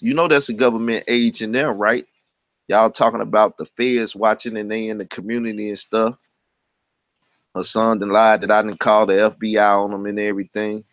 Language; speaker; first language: English; native; English